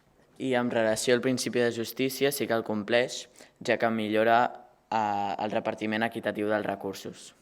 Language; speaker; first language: Catalan; native; Catalan